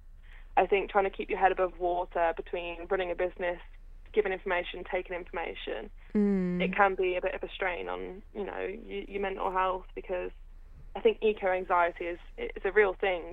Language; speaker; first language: English; native; English